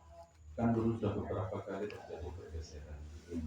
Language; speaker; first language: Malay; non-native, local second language; Javanese